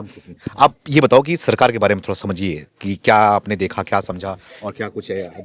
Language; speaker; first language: Hindi; native; Hindi